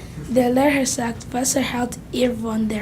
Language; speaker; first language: German; non-native, learner; English